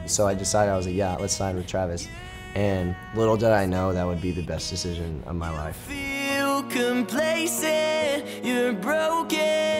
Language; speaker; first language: English; native; English